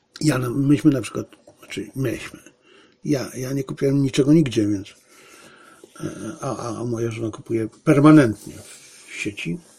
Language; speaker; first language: Polish; native; Polish